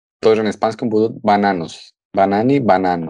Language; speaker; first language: Russian; non-native, fluent; Spanish